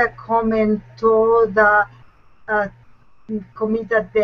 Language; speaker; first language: Spanish; non-native, learner; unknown